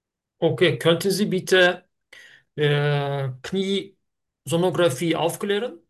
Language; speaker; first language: German; non-native, learner; Turkish